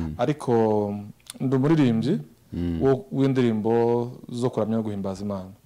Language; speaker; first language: Kinyarwanda; native; Kinyarwanda